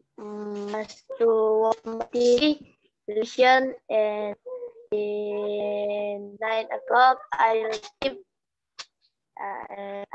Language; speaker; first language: English; non-native, learner; Indonesian